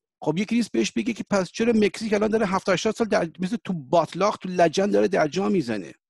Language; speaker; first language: Persian; early bilingual, heritage; Persian